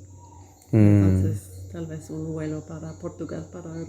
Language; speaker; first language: Spanish; non-native, learner; Swedish